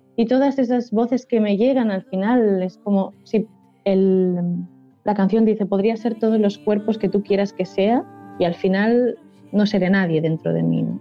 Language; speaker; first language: Spanish; non-native, local second language; Catalan